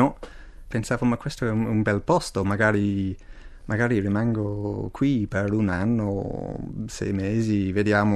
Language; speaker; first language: Italian; non-native, fluent; English